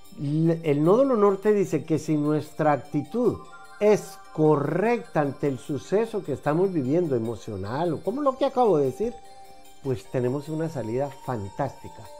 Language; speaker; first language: Spanish; native; Spanish